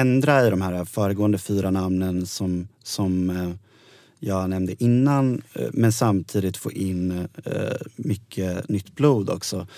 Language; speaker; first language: Swedish; native; Swedish